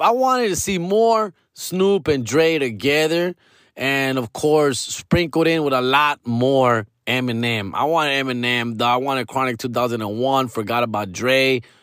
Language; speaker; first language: English; early bilingual, other home language; Spanish